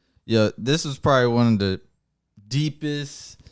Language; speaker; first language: English; native; English